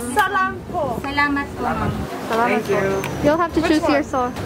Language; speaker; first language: English; non-native, local second language; Hiligaynon